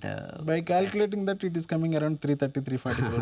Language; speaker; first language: English; non-native, local second language; Telugu